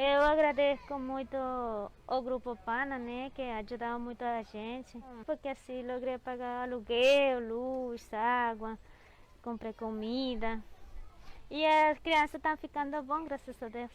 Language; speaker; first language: Portuguese; non-native, learner; Spanish